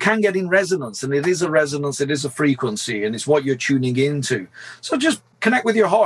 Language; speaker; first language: English; native; English